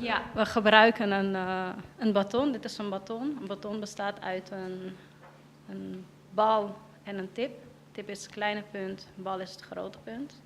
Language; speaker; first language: Dutch; native; Dutch